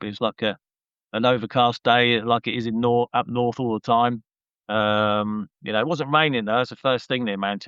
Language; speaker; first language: English; native; English